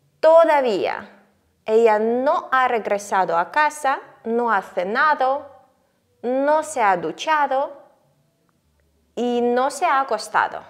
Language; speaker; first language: Spanish; non-native, fluent; Ukrainian